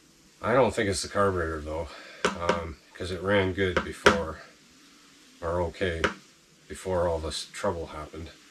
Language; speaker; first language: English; native; English